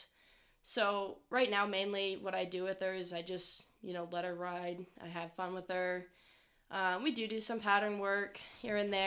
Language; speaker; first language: English; native; English